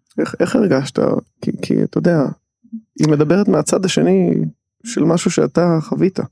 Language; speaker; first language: Hebrew; native; Hebrew